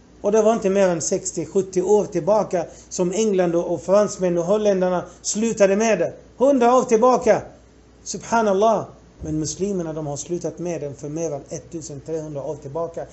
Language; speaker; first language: Swedish; non-native, fluent; Arabic